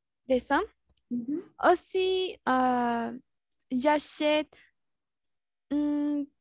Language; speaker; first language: French; non-native, learner; Spanish